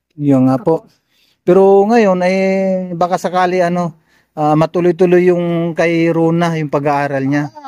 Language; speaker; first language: Filipino; native; Filipino